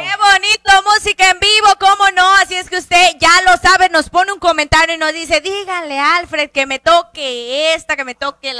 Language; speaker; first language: Spanish; native; Spanish